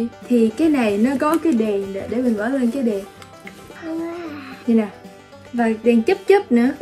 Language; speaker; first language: Vietnamese; early bilingual, heritage; Vietnamese